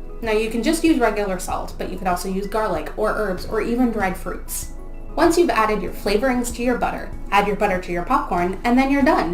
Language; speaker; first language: English; native; English